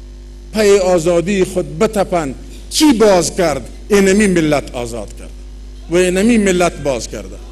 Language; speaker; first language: Persian; non-native, local second language; Pashto